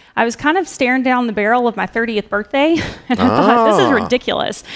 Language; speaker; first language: English; native; English